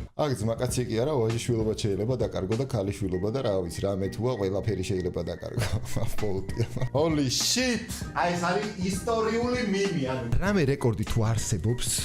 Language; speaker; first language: Georgian; non-native, local second language; Mingrelian